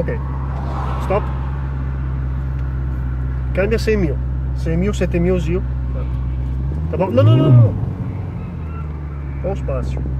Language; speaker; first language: Portuguese; non-native, learner; Italian